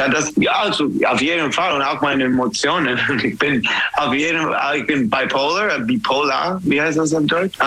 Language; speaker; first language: German; non-native, fluent; English